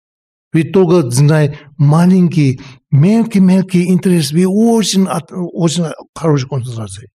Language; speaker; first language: Russian; non-native, learner; Tibetan